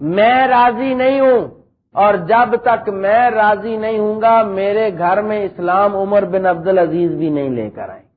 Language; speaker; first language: Urdu; non-native, local second language; Punjabi